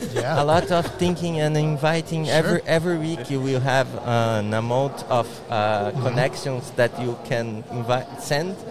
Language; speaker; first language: English; non-native, learner; Portuguese